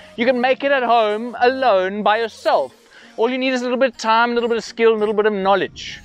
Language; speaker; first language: English; native; English